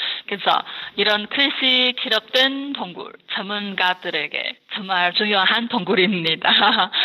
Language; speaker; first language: Korean; non-native, fluent; Chinese